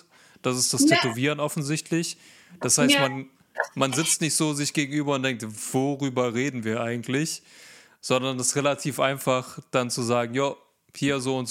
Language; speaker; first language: German; native; German